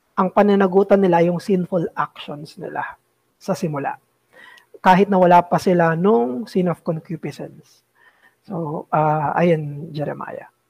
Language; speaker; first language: Filipino; native; Filipino